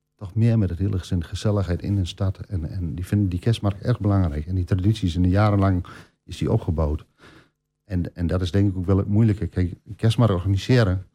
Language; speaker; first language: Dutch; native; Dutch